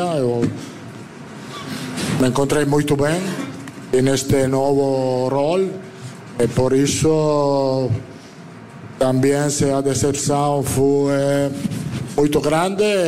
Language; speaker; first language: Portuguese; non-native, fluent; Italian